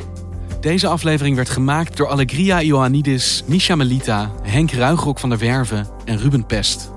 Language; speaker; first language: Dutch; native; Dutch